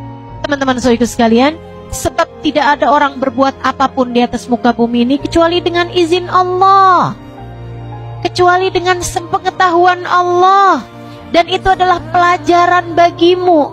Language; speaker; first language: Indonesian; native; Indonesian